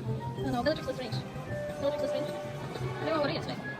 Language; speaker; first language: Japanese; non-native, learner; English